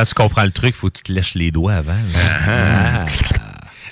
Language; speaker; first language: French; native; French